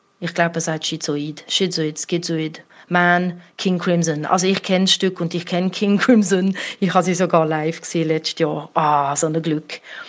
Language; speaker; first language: German; native; German